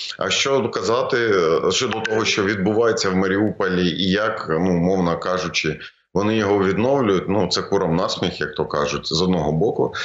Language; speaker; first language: Ukrainian; non-native, local second language; Russian